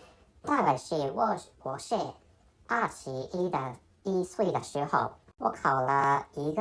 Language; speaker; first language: Chinese; non-native, learner; Japanese